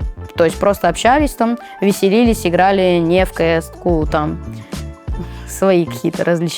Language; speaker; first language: Russian; native; Russian